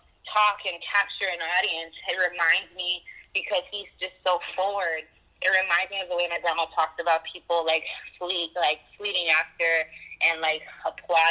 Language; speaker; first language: English; native; English